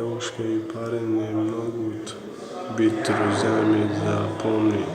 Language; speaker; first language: Russian; non-native, learner; Tajik